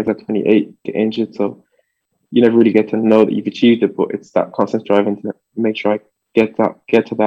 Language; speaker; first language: English; early bilingual, other home language; French